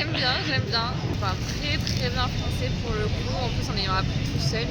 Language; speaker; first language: French; native; French